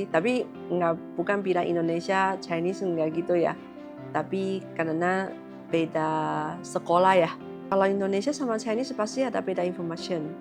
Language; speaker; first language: Indonesian; non-native, learner; Chinese